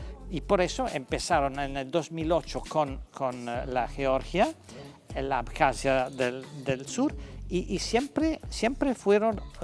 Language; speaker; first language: Spanish; non-native, fluent; Italian